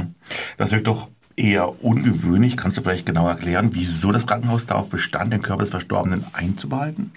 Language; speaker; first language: German; native; German